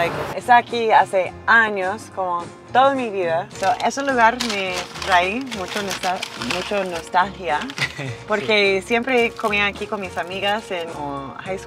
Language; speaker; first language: Spanish; early bilingual, other home language; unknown